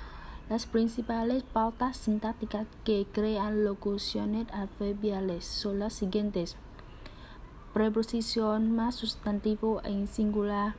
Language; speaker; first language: Spanish; non-native, learner; Vietnamese